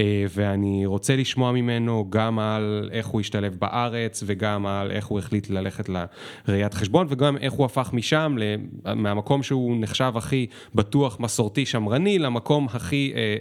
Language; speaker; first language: Hebrew; native; Hebrew